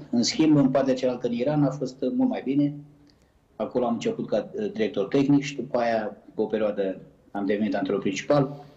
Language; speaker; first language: Romanian; native; Romanian